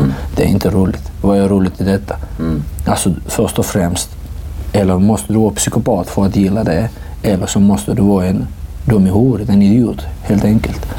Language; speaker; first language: Swedish; non-native, fluent; Georgian